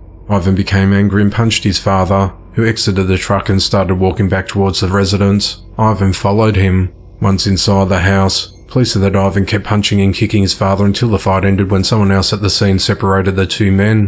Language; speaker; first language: English; native; English